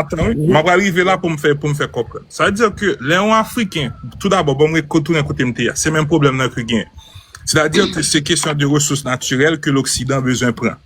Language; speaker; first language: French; non-native, local second language; Haitian Creole